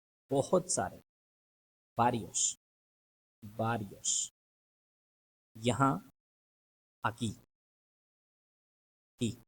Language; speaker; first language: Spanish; non-native, fluent; Urdu